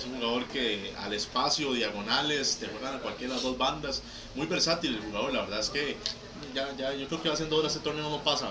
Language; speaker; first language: Spanish; native; Spanish